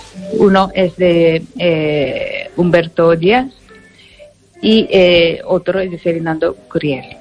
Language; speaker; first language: Spanish; non-native, fluent; Japanese